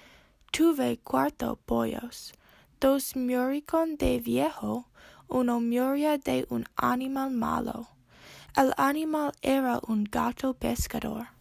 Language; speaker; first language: Spanish; non-native, learner; English